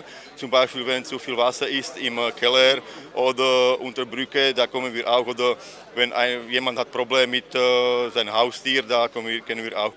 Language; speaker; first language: German; non-native, fluent; Slovak